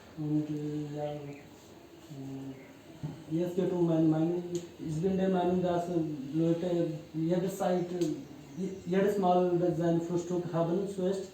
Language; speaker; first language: German; non-native, learner; Hindi